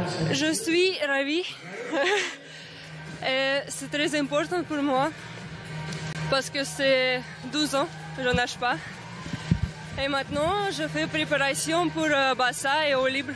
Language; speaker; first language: French; non-native, learner; Russian